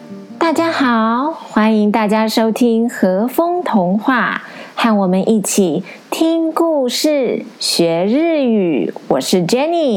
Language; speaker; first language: Chinese; native; Chinese